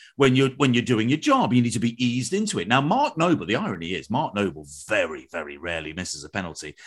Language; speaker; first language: English; native; English